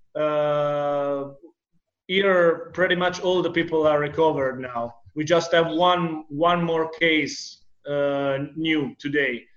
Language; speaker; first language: English; non-native, fluent; Italian